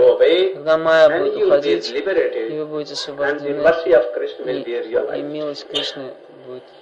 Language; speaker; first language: Russian; non-native, fluent; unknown